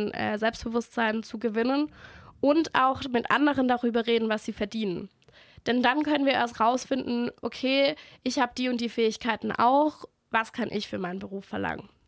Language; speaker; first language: German; native; German